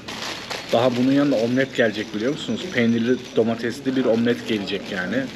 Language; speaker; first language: Turkish; native; Turkish